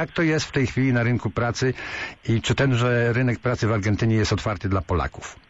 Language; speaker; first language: Polish; native; Polish